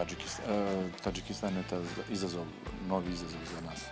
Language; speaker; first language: Russian; non-native, learner; Serbian